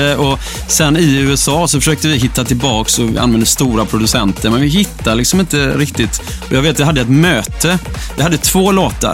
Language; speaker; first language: Swedish; native; Swedish